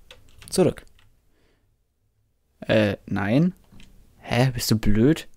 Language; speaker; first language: German; native; German